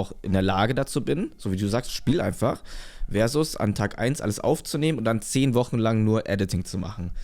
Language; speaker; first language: German; native; German